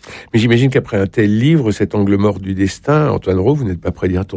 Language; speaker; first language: French; native; French